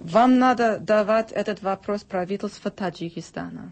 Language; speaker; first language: Russian; non-native, fluent; English